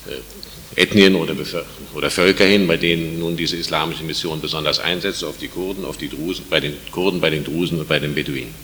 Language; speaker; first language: German; native; German